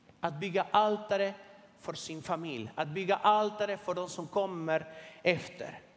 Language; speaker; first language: Swedish; non-native, fluent; Spanish